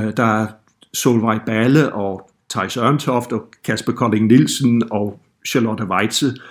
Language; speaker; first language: Danish; non-native, fluent; English